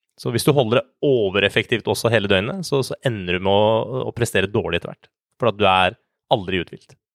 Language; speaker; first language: Norwegian; early bilingual, other home language; Persian